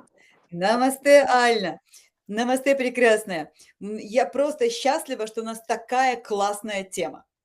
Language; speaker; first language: Russian; native; Russian